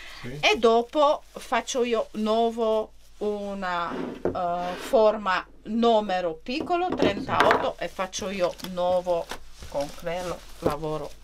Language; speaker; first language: Italian; non-native, learner; Czech